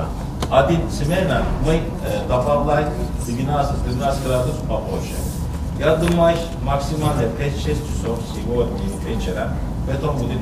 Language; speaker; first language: Russian; non-native, learner; Turkish